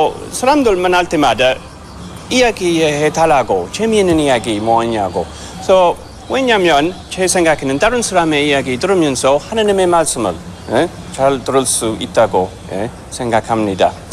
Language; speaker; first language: Korean; non-native, fluent; English